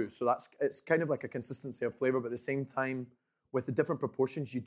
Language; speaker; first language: English; native; English